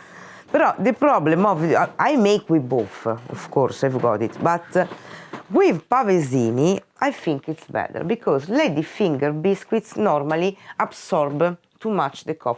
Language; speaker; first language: English; non-native, fluent; Italian